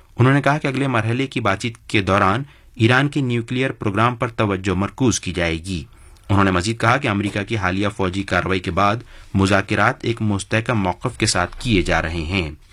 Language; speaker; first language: Urdu; native; Urdu